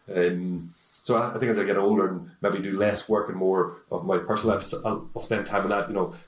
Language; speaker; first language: English; native; English